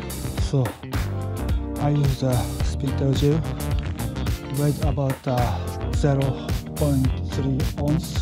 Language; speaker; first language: English; non-native, learner; Japanese